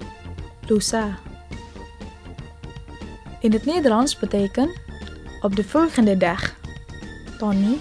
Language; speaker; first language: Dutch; non-native, fluent; Indonesian